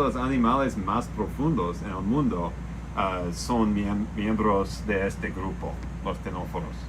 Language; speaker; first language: Spanish; non-native, learner; English